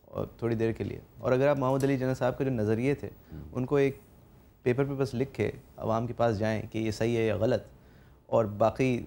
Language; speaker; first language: Urdu; native; Urdu